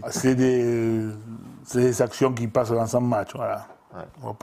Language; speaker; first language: French; non-native, fluent; Spanish